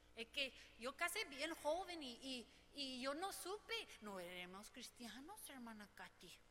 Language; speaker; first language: Spanish; non-native, fluent; English